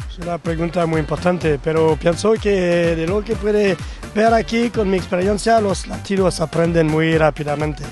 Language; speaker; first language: Spanish; non-native, learner; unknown